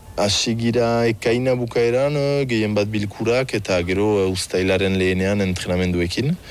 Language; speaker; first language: Basque; native; Basque